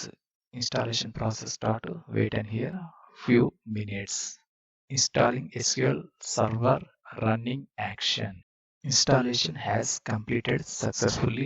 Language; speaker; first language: English; non-native, learner; Telugu